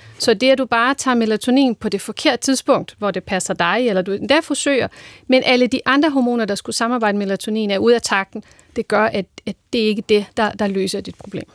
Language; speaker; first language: Danish; non-native, fluent; Portuguese